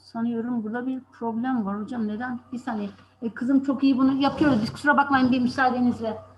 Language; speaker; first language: Turkish; native; Turkish